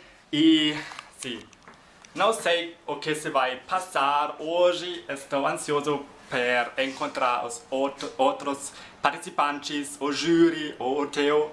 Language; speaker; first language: Portuguese; non-native, fluent; German